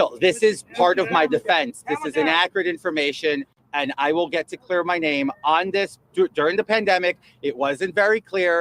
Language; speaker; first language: English; native; English